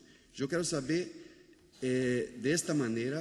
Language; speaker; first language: Spanish; non-native, fluent; Portuguese